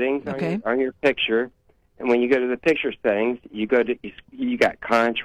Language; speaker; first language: English; native; English